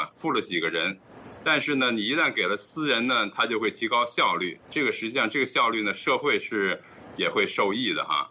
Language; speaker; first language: Chinese; native; Chinese